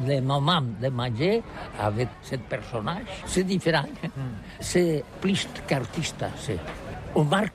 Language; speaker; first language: French; non-native, learner; Catalan